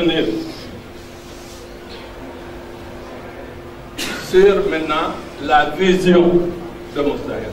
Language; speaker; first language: French; non-native, local second language; Fula